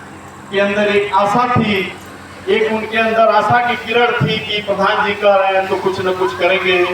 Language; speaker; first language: Hindi; native; Hindi